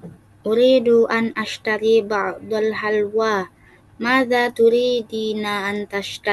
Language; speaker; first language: Arabic; non-native, learner; Indonesian